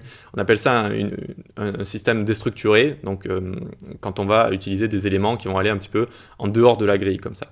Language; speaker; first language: French; native; French